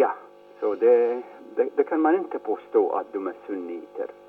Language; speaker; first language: Swedish; non-native, fluent; Arabic